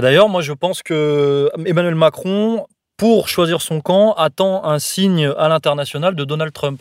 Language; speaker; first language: French; native; French